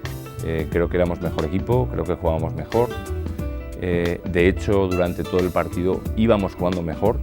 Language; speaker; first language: Spanish; native; Spanish